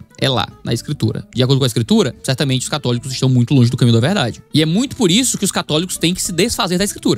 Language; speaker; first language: Portuguese; native; Portuguese